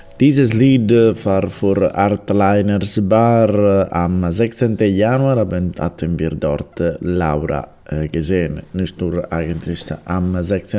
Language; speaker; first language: German; non-native, learner; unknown